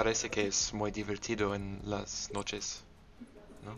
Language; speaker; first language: Spanish; non-native, learner; English